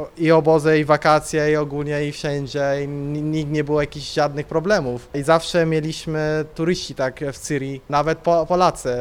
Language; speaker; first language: Polish; non-native, fluent; Arabic